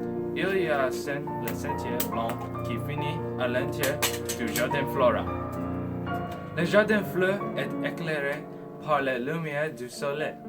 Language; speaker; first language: French; non-native, learner; English